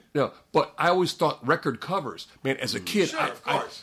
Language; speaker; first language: English; native; English